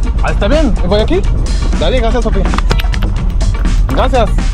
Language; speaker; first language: Spanish; non-native, learner; French